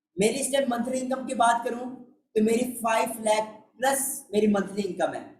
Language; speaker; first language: Urdu; non-native, local second language; Punjabi